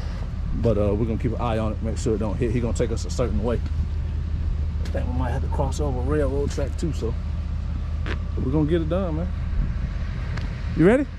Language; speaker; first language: English; native; English